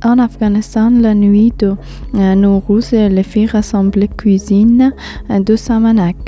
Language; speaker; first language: French; non-native, learner; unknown